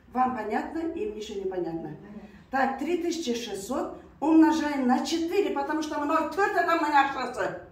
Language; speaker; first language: Russian; non-native, local second language; Kazakh